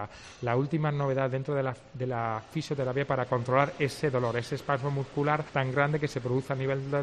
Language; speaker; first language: Spanish; native; Spanish